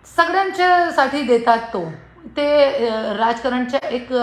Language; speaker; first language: Marathi; non-native, local second language; Hindi